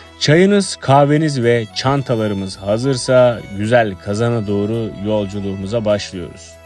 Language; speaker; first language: Turkish; native; Turkish